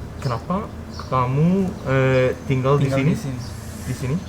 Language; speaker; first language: Indonesian; non-native, learner; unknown